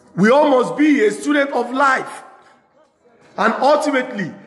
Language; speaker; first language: English; non-native, local second language; Yoruba